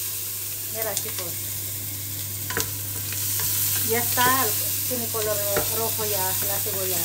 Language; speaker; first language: Spanish; non-native, learner; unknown